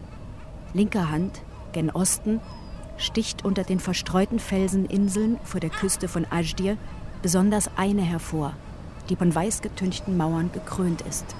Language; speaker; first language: German; native; German